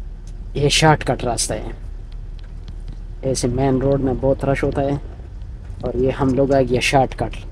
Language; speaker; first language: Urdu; non-native, local second language; Pashto